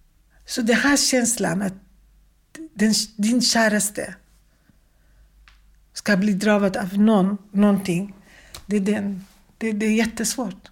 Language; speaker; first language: Swedish; non-native, fluent; Kurdish